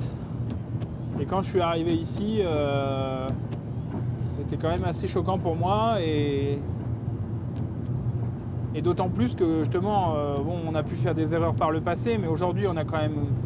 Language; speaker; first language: French; native; French